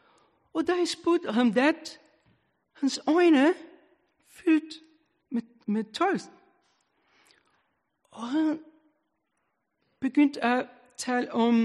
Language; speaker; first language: Danish; non-native, learner; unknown